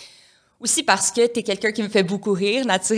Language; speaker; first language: French; native; French